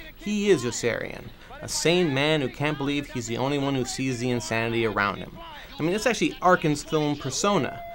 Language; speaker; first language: English; native; English